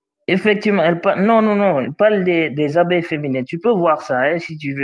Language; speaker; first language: French; non-native, learner; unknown